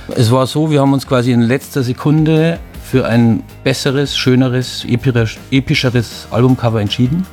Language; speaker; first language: German; native; German